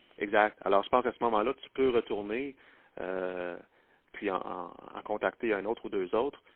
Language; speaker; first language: French; native; French